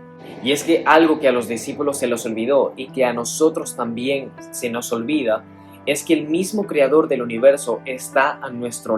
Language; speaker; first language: Spanish; native; Spanish